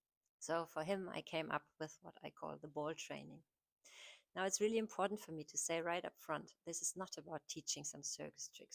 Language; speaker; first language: English; non-native, fluent; German